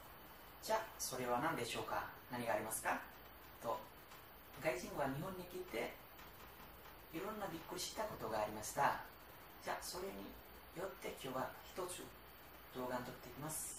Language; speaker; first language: Japanese; non-native, learner; Nepali